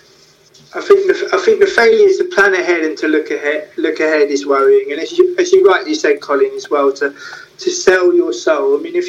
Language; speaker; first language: English; native; English